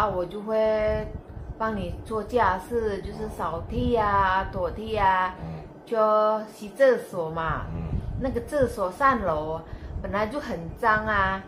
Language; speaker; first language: Chinese; non-native, fluent; Indonesian